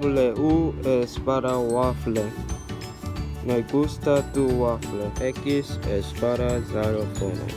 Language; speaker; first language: Spanish; non-native, learner; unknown